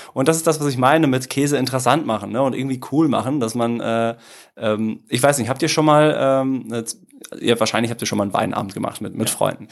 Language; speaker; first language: German; early bilingual, other home language; Italian